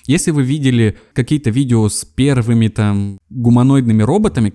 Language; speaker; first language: Russian; native; Russian